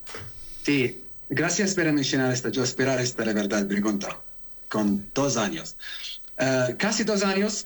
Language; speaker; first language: Spanish; non-native, learner; Arabic